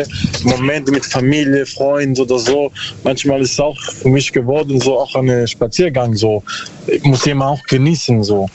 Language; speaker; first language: German; non-native, learner; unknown